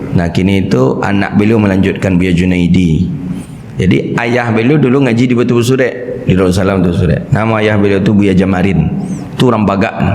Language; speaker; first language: Malay; non-native, local second language; Minangkabau